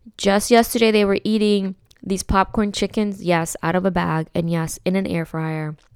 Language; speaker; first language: English; early bilingual, other home language; Spanish